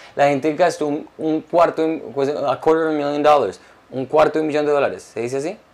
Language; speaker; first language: Spanish; early bilingual, heritage; Spanish